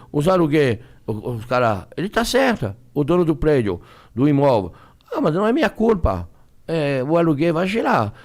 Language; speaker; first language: Portuguese; non-native, fluent; French